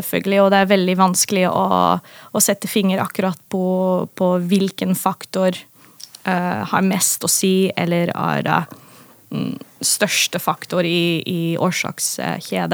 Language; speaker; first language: Norwegian; non-native, fluent; Dutch